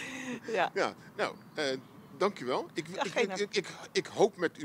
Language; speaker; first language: Dutch; native; Dutch